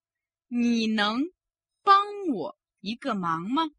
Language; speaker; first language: Chinese; non-native, fluent; Russian